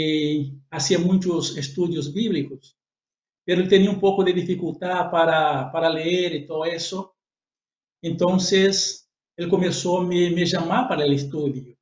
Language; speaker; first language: Spanish; non-native, fluent; Portuguese